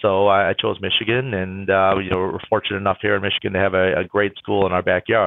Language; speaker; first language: English; native; English